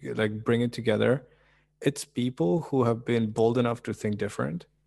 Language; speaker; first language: English; early bilingual, other home language; Russian